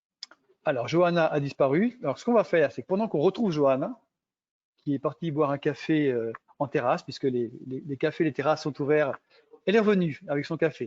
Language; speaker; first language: French; native; French